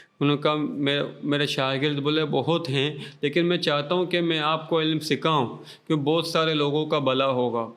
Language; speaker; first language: Urdu; non-native, local second language; Baluchi